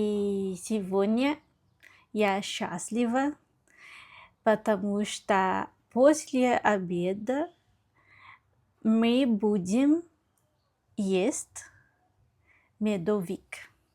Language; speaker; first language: Russian; non-native, learner; Portuguese